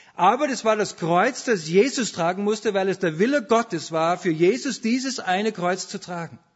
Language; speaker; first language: German; native; German